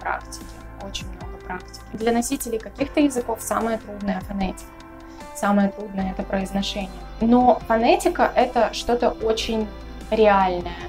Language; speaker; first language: Russian; native; Russian